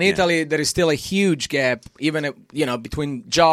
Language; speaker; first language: English; non-native, fluent; Italian